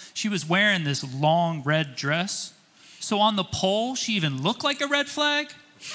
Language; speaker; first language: English; native; English